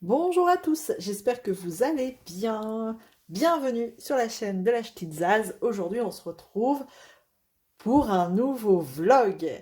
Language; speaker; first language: French; native; French